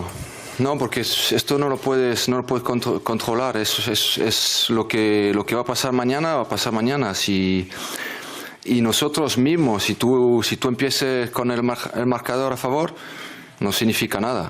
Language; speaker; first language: Spanish; non-native, fluent; French